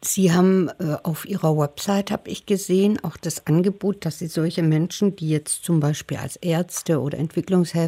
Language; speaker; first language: German; native; German